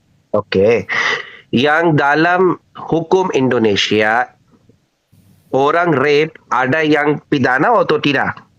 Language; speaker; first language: Indonesian; non-native, learner; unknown